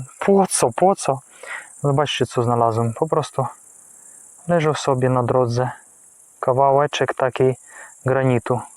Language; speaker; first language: Polish; non-native, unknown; Ukrainian